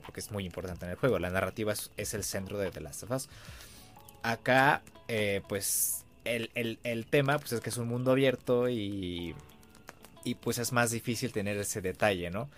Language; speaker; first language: Spanish; native; Spanish